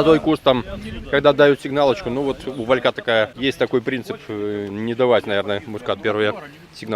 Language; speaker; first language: Russian; native; Russian